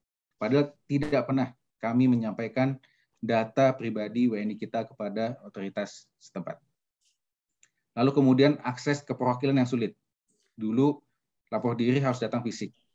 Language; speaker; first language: Indonesian; native; Indonesian